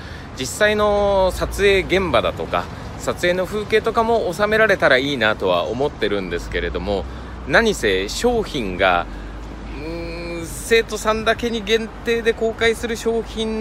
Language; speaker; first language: Japanese; native; Japanese